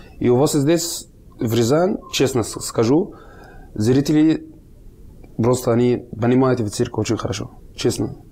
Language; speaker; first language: Russian; non-native, learner; Arabic